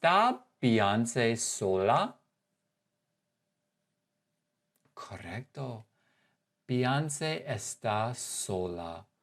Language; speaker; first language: Spanish; non-native, fluent; English